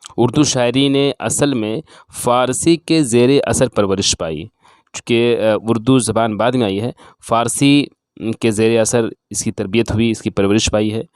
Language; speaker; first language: Urdu; native; Urdu